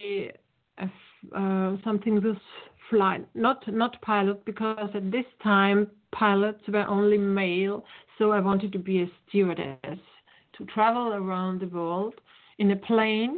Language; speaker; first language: English; non-native, fluent; German